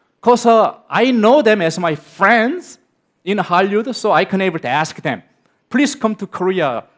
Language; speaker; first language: English; non-native, learner; Korean